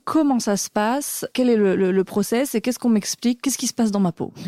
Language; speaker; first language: French; native; French